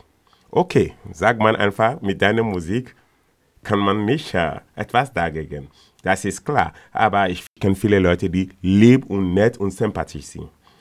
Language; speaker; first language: German; non-native, learner; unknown